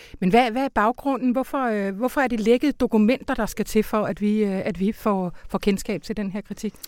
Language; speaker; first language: Danish; native; Danish